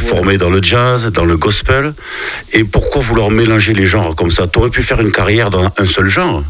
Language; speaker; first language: French; native; French